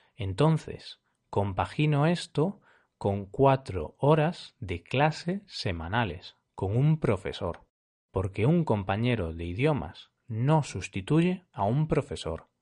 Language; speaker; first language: Spanish; native; Spanish